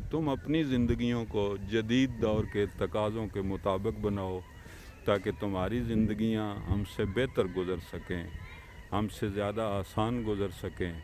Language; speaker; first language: Urdu; non-native, local second language; Punjabi